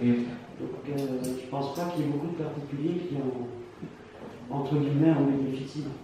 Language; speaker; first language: French; native; French